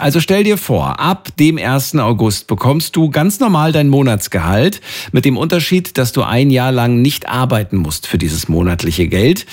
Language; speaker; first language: German; native; German